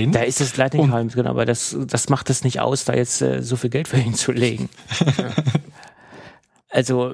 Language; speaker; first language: German; native; German